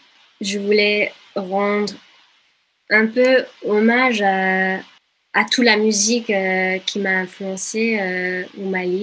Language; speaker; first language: French; non-native, fluent; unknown